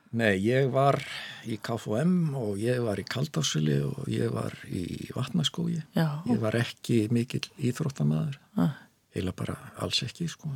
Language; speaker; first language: Icelandic; native; Icelandic